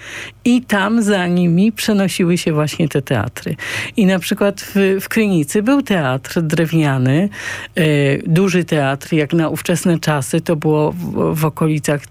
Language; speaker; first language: Polish; native; Polish